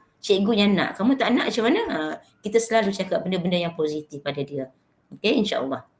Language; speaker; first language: Malay; native; Malay